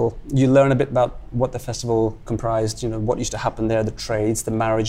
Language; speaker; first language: English; native; English